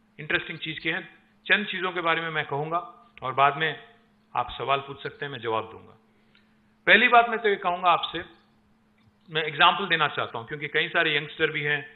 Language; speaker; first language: Hindi; non-native, local second language; Telugu